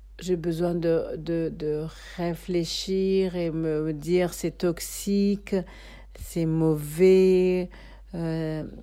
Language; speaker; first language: French; non-native, fluent; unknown